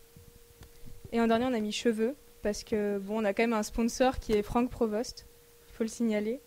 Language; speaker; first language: French; native; French